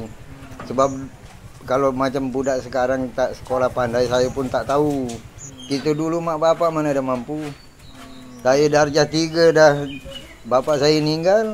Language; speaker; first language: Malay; non-native, local second language; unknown